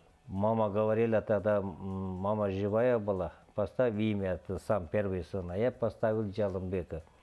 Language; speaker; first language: Russian; non-native, learner; Kyrgyz